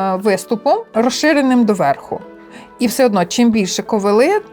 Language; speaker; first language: Ukrainian; native; Ukrainian